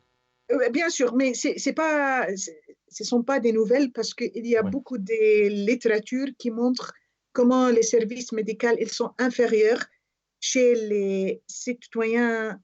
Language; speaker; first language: French; non-native, fluent; Arabic